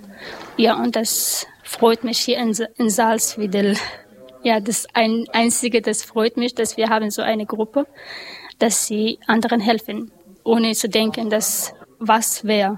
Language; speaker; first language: German; non-native, learner; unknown